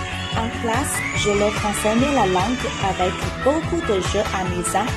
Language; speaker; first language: French; non-native, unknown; Chinese